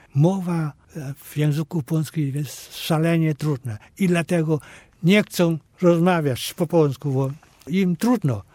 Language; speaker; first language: Polish; non-native, fluent; Vietnamese